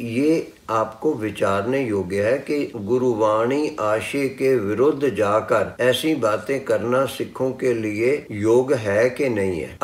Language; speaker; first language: Hindi; non-native, local second language; Punjabi